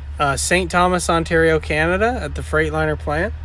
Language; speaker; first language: English; native; English